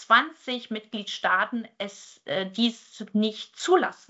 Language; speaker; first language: German; native; German